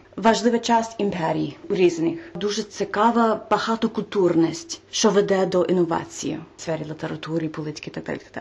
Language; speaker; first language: Ukrainian; non-native, fluent; English